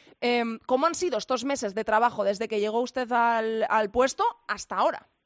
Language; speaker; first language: Spanish; native; Spanish